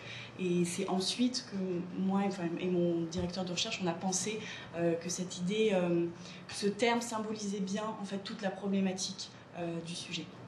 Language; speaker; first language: French; native; French